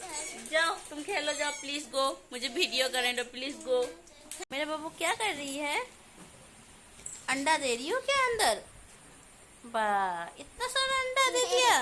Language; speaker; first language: Hindi; non-native, local second language; Assamese